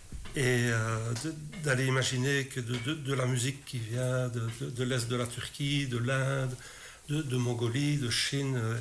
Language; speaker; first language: French; native; French